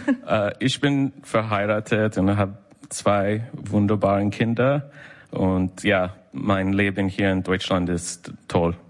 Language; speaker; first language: German; non-native, learner; English